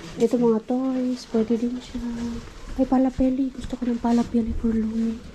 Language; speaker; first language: Filipino; native; Filipino